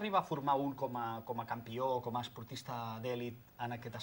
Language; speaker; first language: Catalan; native; Catalan